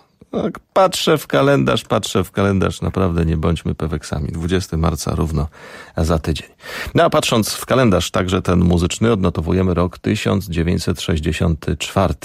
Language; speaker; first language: Polish; native; Polish